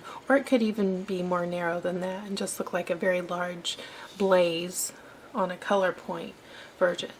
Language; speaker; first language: English; native; English